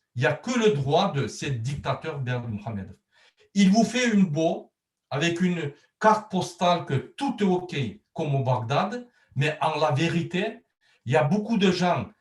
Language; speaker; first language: French; non-native, learner; Turkmen